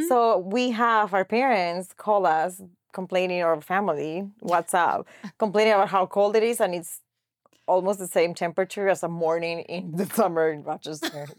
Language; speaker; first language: English; non-native, fluent; Spanish